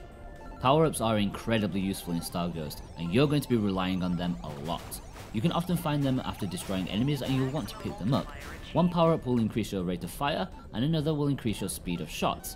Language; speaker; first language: English; native; English